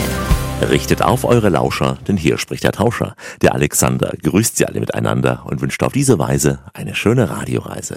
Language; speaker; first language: German; native; German